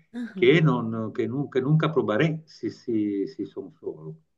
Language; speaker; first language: Spanish; non-native, learner; Italian